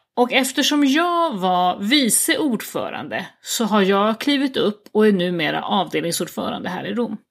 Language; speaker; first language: Swedish; native; Swedish